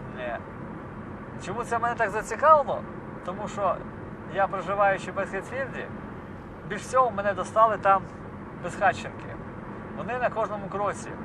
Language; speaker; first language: Ukrainian; non-native, local second language; Russian